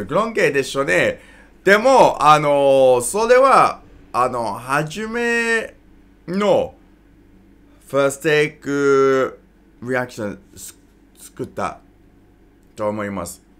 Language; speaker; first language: Japanese; non-native, learner; English